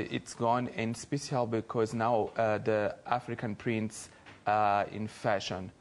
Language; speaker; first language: English; non-native, fluent; Portuguese